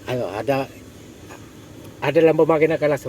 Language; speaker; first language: Arabic; non-native, learner; Filipino